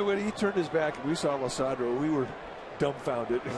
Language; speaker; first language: English; native; English